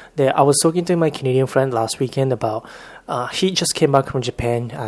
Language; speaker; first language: English; non-native, fluent; Japanese